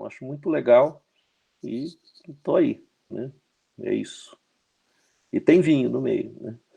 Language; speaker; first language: Portuguese; native; Portuguese